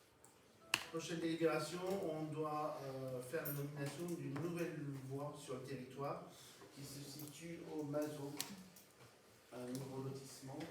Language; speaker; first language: French; native; French